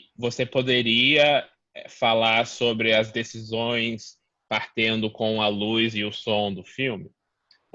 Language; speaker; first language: Portuguese; early bilingual, heritage; Portuguese